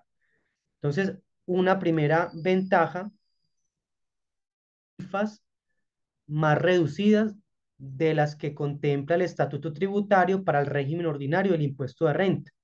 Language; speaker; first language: Spanish; native; Spanish